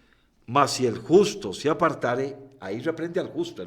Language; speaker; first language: Spanish; native; Spanish